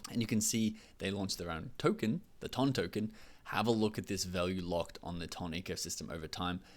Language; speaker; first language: English; native; English